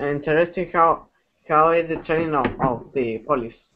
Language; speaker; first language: English; non-native, learner; Spanish